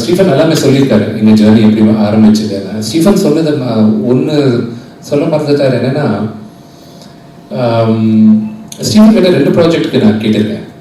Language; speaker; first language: Tamil; non-native, local second language; Telugu